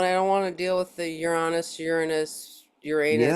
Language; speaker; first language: English; native; English